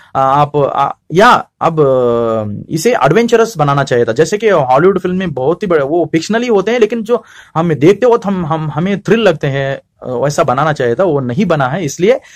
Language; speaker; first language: Hindi; non-native, local second language; Kannada